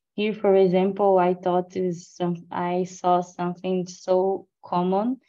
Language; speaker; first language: English; non-native, learner; Portuguese